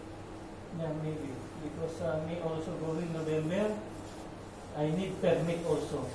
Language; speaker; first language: English; non-native, learner; Filipino